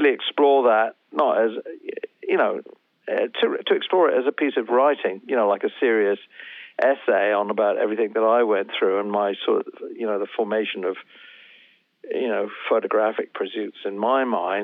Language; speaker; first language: English; native; English